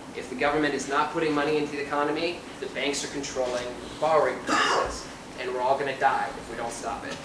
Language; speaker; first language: English; native; English